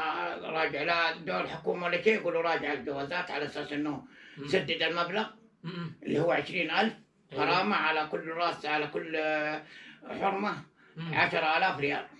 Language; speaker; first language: Arabic; native; Arabic